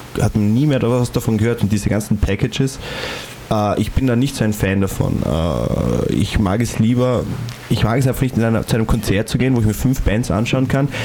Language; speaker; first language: German; native; German